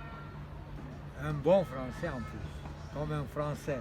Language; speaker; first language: French; non-native, fluent; Turkish